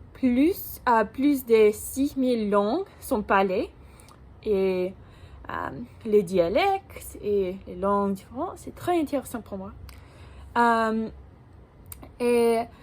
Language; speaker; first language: French; non-native, learner; English